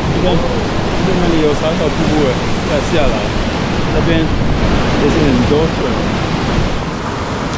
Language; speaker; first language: Chinese; non-native, learner; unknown